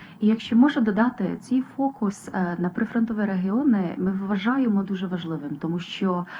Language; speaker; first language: Ukrainian; non-native, fluent; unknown